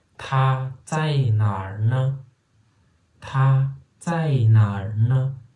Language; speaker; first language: Chinese; non-native, fluent; Turkmen